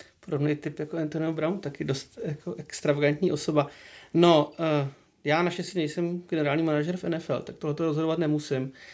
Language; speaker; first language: Czech; native; Czech